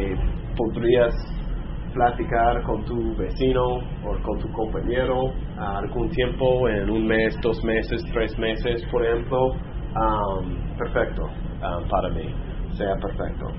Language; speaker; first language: Spanish; non-native, fluent; English